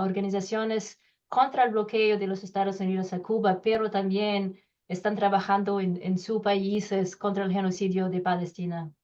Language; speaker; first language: Spanish; non-native, learner; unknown